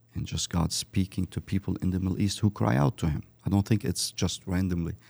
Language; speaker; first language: English; early bilingual, other home language; Arabic